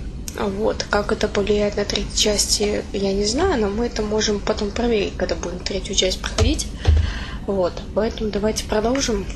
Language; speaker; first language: Russian; native; Russian